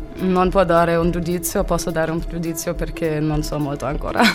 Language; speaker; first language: Italian; non-native, learner; German